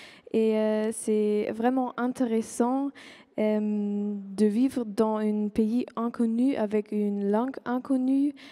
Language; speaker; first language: French; non-native, fluent; German